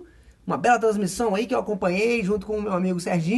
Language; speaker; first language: Portuguese; native; Portuguese